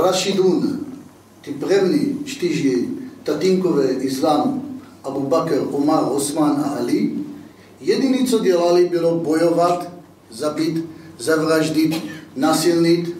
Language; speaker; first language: Czech; non-native, fluent; Hebrew